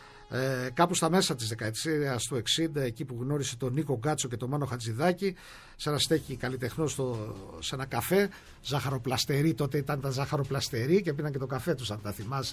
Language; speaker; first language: Greek; native; Greek